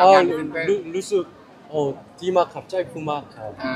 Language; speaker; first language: Thai; non-native, learner; Korean